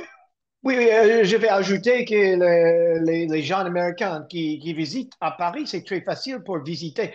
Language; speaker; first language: French; non-native, learner; English